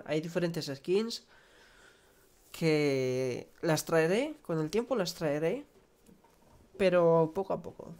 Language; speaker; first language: Spanish; native; Spanish